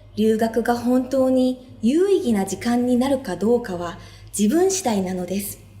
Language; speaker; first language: Japanese; non-native, fluent; Korean